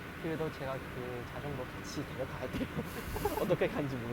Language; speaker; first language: Korean; non-native, learner; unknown